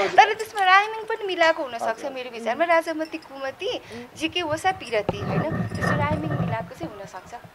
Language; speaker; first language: Nepali; non-native, local second language; Newari